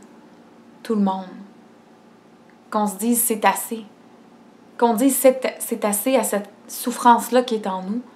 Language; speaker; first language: French; native; French